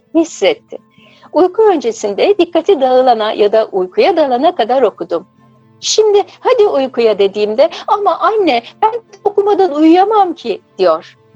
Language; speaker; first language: Turkish; native; Turkish